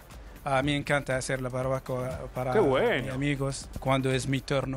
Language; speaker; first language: Spanish; non-native, learner; Arabic